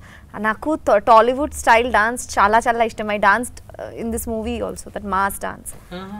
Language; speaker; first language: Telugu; non-native, learner; Bangla